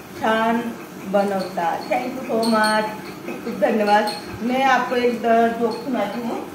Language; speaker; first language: Hindi; non-native, local second language; Marathi